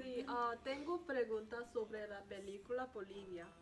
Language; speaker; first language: Spanish; non-native, learner; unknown